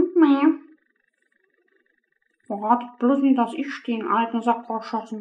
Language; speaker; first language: German; native; German